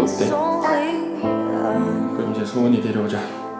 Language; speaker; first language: Korean; native; Korean